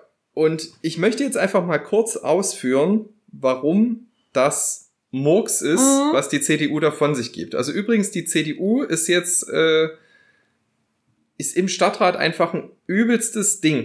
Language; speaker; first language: German; native; German